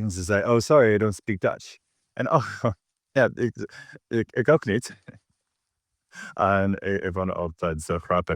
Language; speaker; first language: Dutch; non-native, learner; English